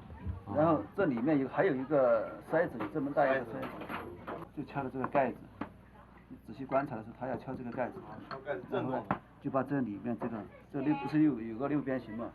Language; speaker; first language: Chinese; native; Chinese